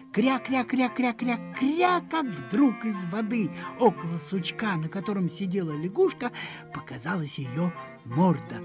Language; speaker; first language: Russian; native; Russian